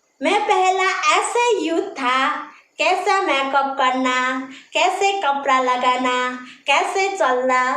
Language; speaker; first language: Hindi; non-native, local second language; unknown